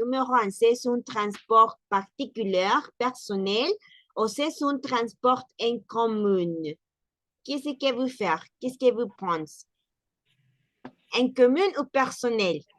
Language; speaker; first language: French; non-native, learner; Spanish